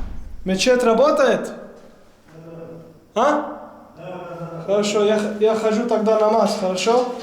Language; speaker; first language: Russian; non-native, learner; French